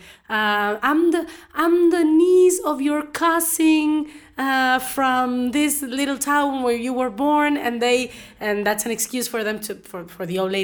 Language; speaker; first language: English; non-native, fluent; Spanish